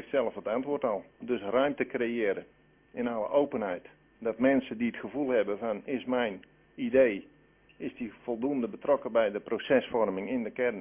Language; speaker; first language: Dutch; native; Dutch